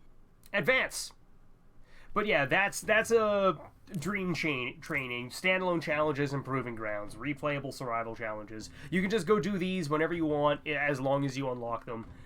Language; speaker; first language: English; native; English